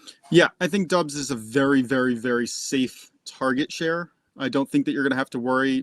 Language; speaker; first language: English; native; English